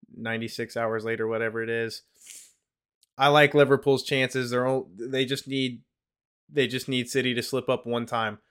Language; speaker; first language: English; native; English